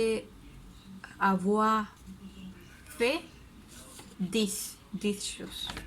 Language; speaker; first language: French; non-native, learner; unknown